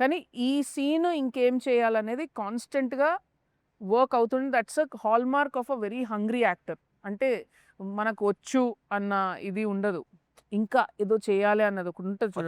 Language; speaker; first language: Telugu; native; Telugu